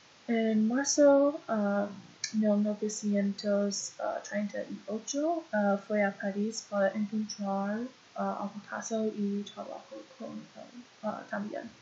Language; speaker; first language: Spanish; non-native, learner; English